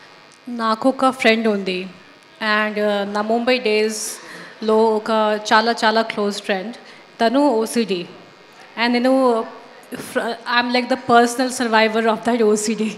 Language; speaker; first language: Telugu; non-native, fluent; Hindi